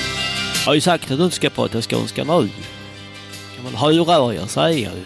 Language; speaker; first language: Swedish; native; Swedish